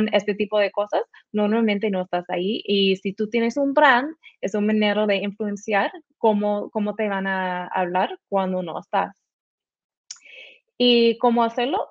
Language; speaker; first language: Spanish; early bilingual, heritage; Spanish